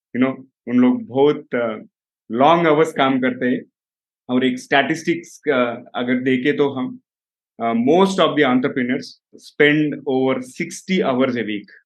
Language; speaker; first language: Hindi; non-native, local second language; Telugu